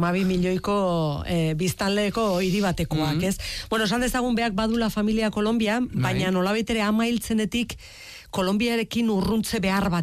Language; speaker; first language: Basque; native; Basque